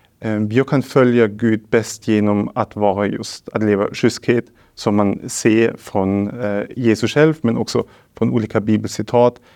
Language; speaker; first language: Swedish; non-native, fluent; German